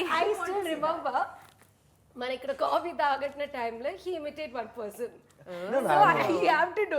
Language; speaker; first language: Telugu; non-native, learner; Malayalam